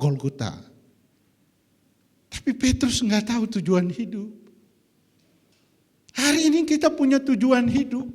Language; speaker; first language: Indonesian; native; Indonesian